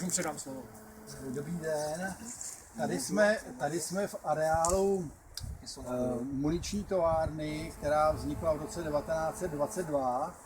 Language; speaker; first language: Czech; native; Czech